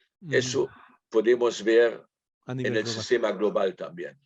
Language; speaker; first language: Spanish; non-native, fluent; German